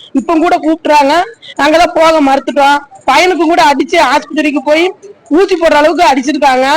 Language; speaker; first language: Tamil; native; Tamil